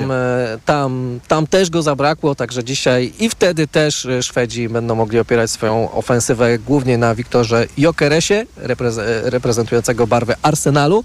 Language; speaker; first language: Polish; native; Polish